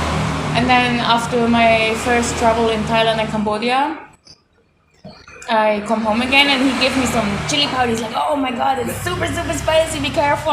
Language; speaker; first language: English; non-native, fluent; Swiss German